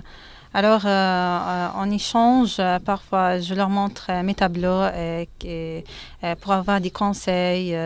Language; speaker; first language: French; non-native, fluent; Arabic